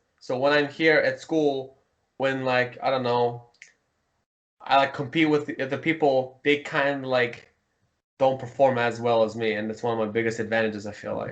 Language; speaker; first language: English; early bilingual, heritage; Mongolian